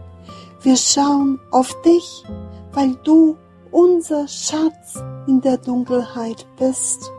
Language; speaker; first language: German; non-native, fluent; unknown